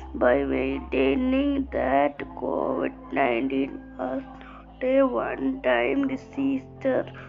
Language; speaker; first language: English; non-native, local second language; Malayalam